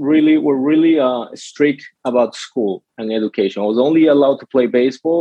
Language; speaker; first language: English; non-native, fluent; Spanish